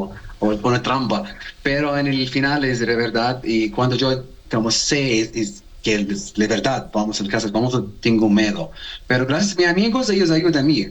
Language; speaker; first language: Spanish; non-native, learner; Arabic